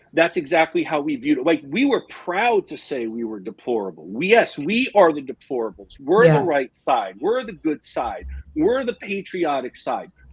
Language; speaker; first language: English; native; English